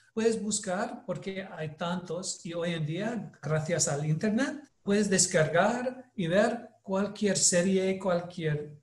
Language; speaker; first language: Spanish; non-native, learner; English